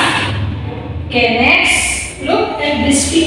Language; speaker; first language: English; non-native, learner; Indonesian